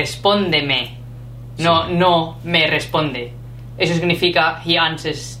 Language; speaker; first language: Spanish; native; Spanish